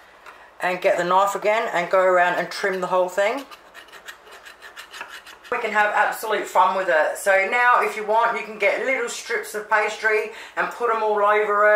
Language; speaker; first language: English; native; English